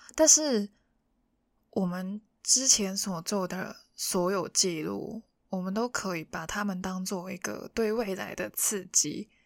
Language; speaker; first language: Chinese; non-native, local second language; Cantonese